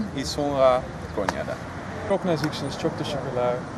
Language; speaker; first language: Turkish; non-native, learner; Dutch